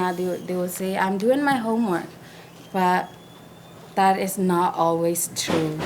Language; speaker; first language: English; non-native, fluent; Burmese